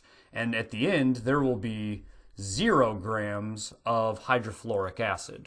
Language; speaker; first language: English; native; English